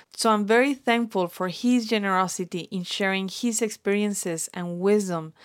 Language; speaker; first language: English; non-native, fluent; Spanish